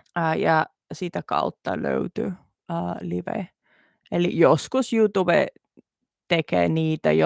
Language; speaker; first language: Finnish; non-native, learner; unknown